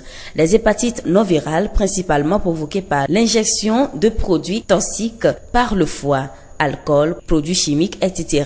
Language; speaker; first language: French; non-native, local second language; Ewe